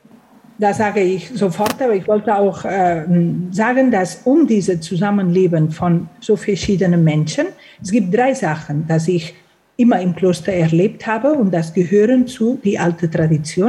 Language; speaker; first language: German; non-native, fluent; Catalan